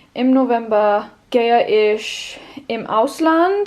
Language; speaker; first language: German; non-native, learner; English